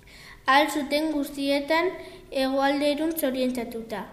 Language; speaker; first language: Basque; non-native, local second language; Spanish